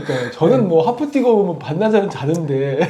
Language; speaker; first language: Korean; native; Korean